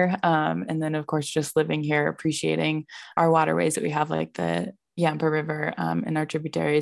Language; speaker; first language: English; native; English